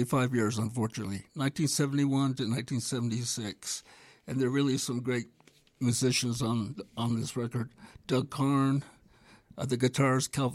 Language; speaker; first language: English; native; English